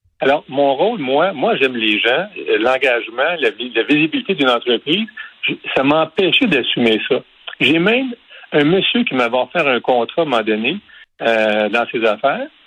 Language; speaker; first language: French; native; French